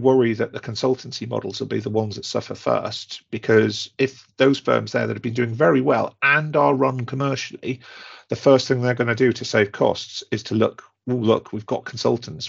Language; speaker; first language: English; native; English